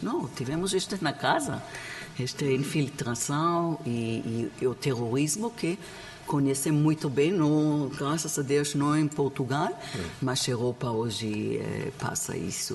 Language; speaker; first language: Portuguese; non-native, learner; Hebrew